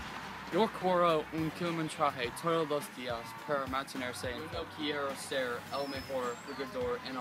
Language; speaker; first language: Spanish; non-native, learner; English